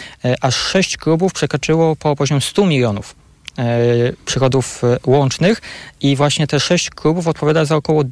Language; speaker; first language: Polish; native; Polish